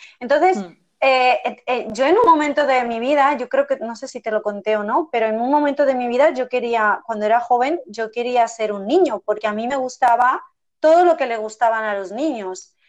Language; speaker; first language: Spanish; early bilingual, other home language; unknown